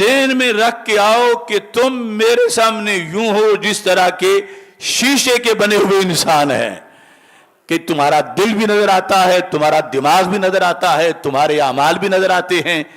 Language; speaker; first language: Urdu; native; Urdu